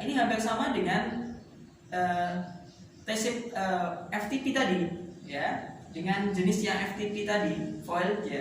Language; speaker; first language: Indonesian; native; Indonesian